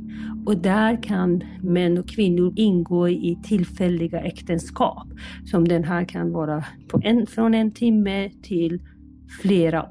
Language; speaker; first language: Swedish; non-native, fluent; Persian